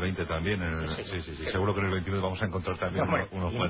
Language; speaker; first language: Spanish; native; Spanish